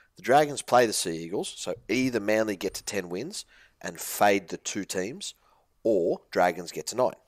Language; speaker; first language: English; native; English